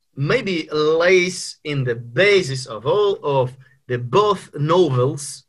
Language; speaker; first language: English; non-native, fluent; Ukrainian